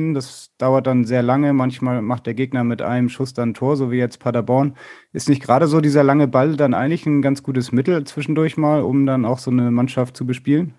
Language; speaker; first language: German; native; German